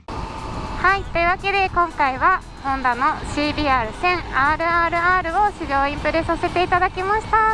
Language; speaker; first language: Japanese; native; Japanese